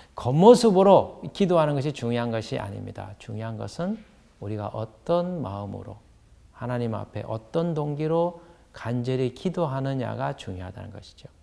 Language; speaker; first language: Korean; native; Korean